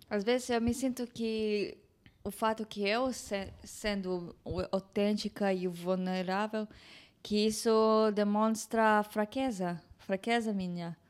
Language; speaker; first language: Portuguese; non-native, fluent; Hebrew